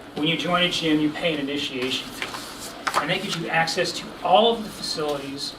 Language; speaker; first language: English; native; English